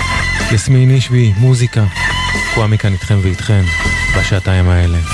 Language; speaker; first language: Hebrew; native; Hebrew